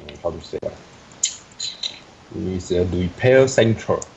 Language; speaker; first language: English; non-native, learner; Chinese